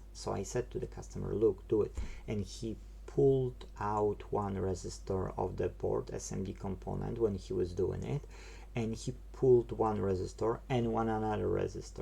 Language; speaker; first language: English; non-native, fluent; Polish